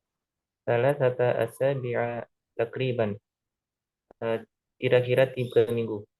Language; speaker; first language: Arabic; non-native, learner; Indonesian